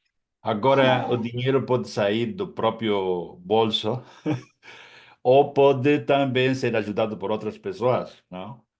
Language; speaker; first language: Portuguese; non-native, fluent; Spanish